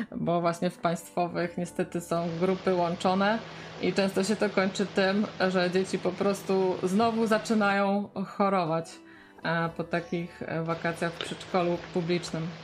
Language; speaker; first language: Polish; native; Polish